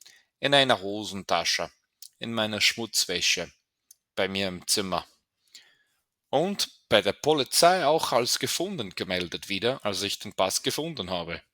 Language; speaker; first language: German; non-native, fluent; English